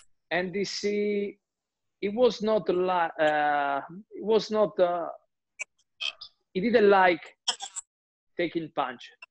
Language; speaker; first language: English; non-native, fluent; Italian